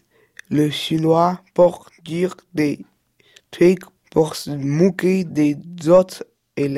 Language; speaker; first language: French; early bilingual, other home language; Chinese